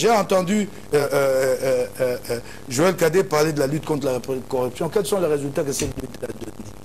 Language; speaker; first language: French; non-native, local second language; Lingala